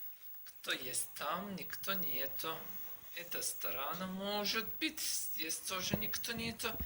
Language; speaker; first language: Russian; non-native, learner; Turkish